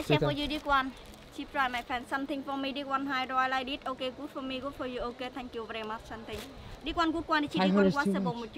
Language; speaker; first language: English; non-native, learner; Vietnamese